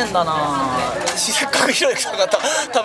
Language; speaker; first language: Japanese; native; Japanese